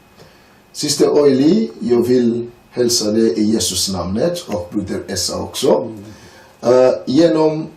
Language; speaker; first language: Swedish; non-native, learner; French